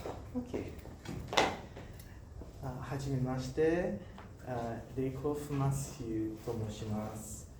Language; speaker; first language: Japanese; non-native, learner; English